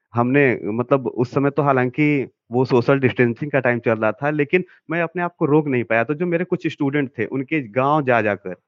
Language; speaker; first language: Hindi; native; Hindi